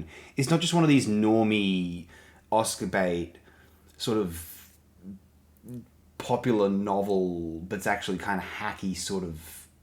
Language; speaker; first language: English; native; English